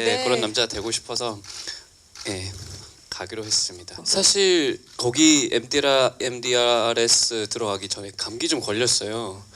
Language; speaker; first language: Korean; non-native, fluent; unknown